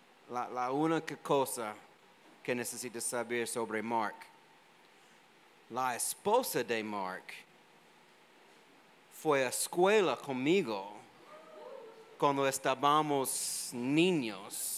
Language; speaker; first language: Spanish; non-native, fluent; English